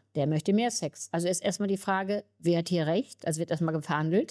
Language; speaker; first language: German; native; German